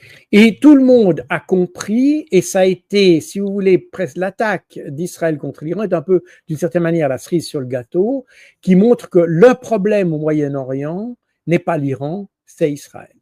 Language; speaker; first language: French; native; French